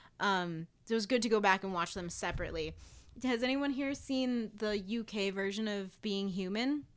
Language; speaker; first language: English; native; English